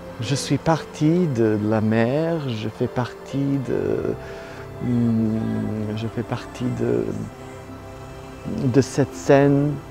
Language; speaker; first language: French; non-native, learner; Italian